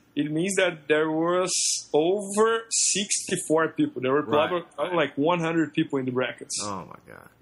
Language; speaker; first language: English; non-native, fluent; Portuguese